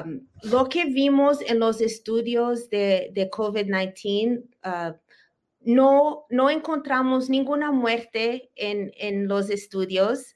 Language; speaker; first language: Spanish; early bilingual, heritage; Spanish